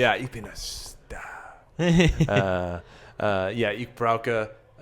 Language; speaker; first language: German; non-native, learner; English